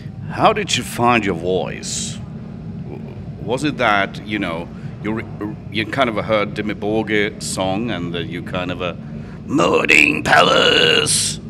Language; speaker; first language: English; non-native, fluent; Finnish